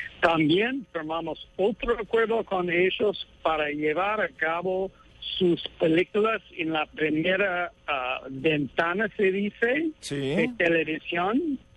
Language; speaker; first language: Spanish; non-native, fluent; English